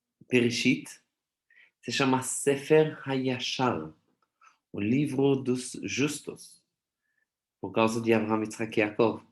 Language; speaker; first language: Portuguese; non-native, fluent; Hebrew